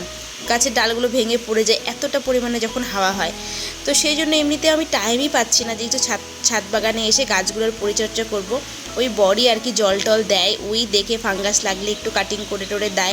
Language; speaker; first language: Bangla; native; Bangla